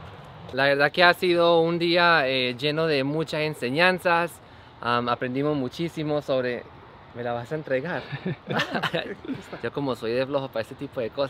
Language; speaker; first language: Spanish; native; Spanish